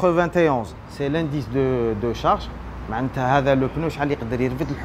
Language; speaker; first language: French; non-native, local second language; Arabic